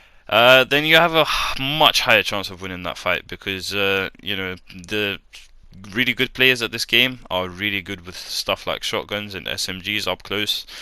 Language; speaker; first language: English; native; English